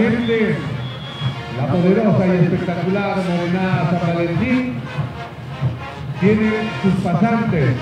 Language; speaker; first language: Spanish; native; Spanish